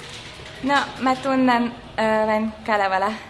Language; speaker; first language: Finnish; non-native, fluent; Hungarian